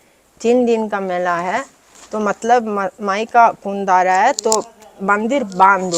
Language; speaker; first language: Hindi; non-native, learner; Italian